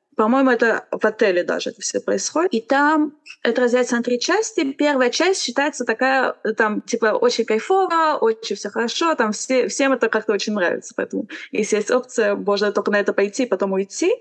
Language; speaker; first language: Russian; non-native, fluent; Romanian